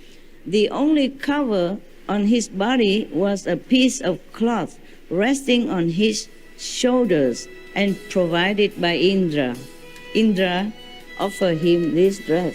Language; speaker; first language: English; non-native, fluent; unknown